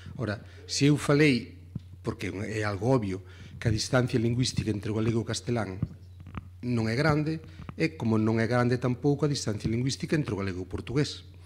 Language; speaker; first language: Galician; native; Galician